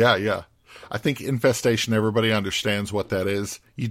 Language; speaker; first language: English; native; English